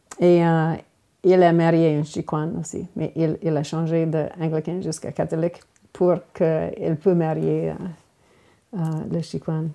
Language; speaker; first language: French; non-native, local second language; English